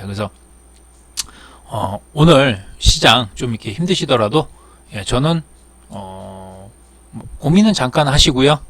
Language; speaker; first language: Korean; native; Korean